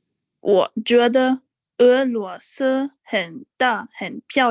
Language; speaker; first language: Chinese; non-native, learner; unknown